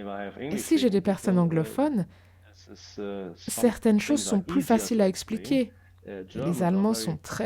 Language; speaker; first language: French; non-native, fluent; German